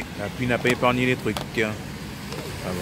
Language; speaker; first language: French; native; French